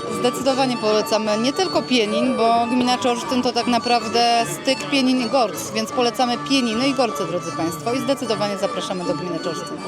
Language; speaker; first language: Polish; native; Polish